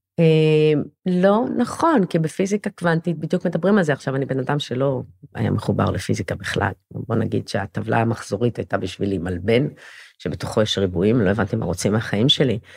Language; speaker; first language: Hebrew; native; Hebrew